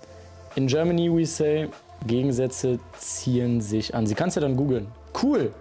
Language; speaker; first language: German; native; German